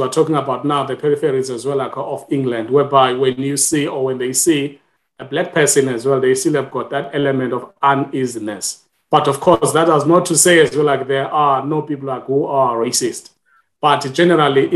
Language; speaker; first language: English; non-native, local second language; Xhosa